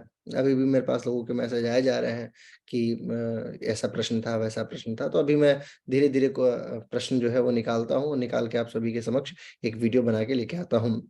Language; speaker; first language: Hindi; native; Hindi